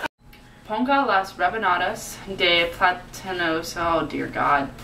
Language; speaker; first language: Spanish; non-native, learner; English